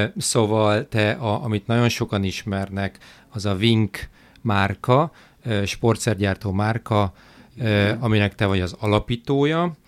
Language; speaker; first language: Hungarian; native; Hungarian